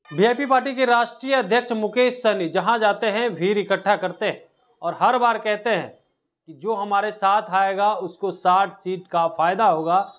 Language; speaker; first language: Hindi; native; Hindi